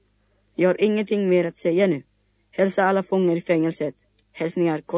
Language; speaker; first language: Swedish; non-native, learner; Greek